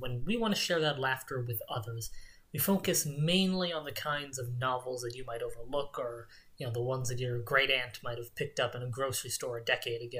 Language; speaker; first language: English; native; English